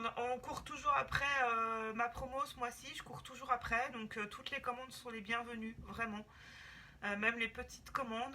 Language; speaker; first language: French; native; French